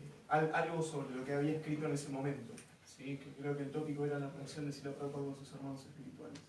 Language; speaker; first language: Spanish; native; Spanish